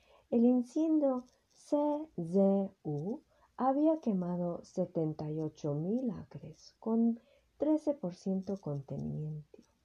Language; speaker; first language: Spanish; early bilingual, heritage; Spanish